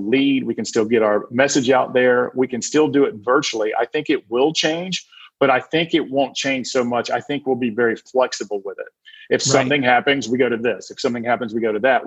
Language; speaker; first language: English; native; English